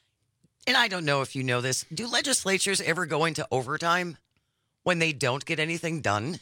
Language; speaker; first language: English; native; English